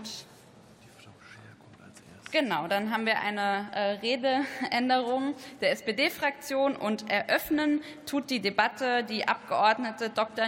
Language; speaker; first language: German; native; German